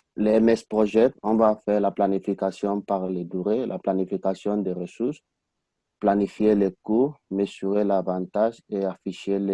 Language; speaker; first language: French; non-native, learner; Arabic